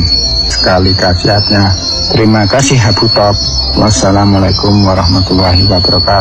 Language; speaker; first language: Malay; non-native, local second language; Javanese